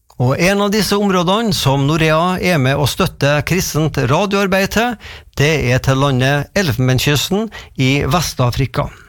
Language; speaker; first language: Norwegian; native; Norwegian